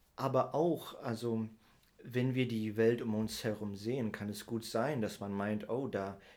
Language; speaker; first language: German; early bilingual, heritage; German